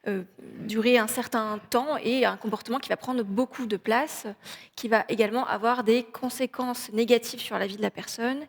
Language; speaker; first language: French; native; French